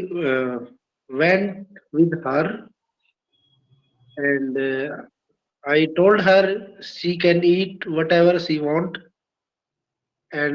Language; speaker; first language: English; non-native, learner; Hindi